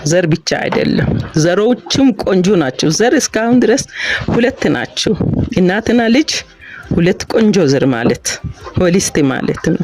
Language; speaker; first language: Amharic; non-native, local second language; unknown